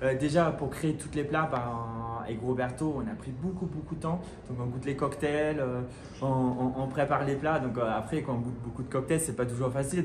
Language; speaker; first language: French; non-native, fluent; German